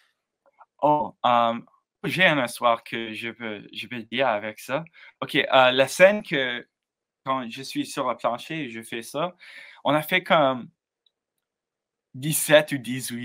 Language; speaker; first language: French; non-native, learner; English